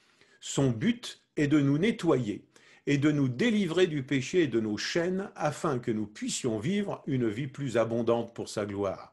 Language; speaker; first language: French; native; French